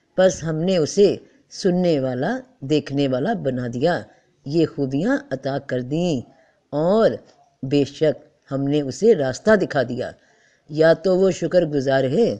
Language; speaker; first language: Urdu; native; Urdu